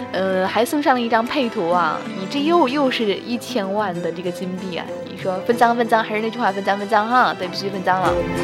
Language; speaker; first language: Chinese; native; Chinese